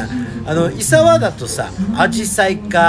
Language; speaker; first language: Japanese; native; Japanese